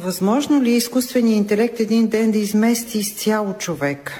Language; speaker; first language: Bulgarian; native; Bulgarian